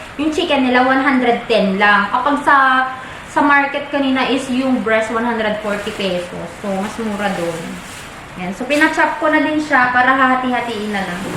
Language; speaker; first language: Filipino; non-native, local second language; Iloko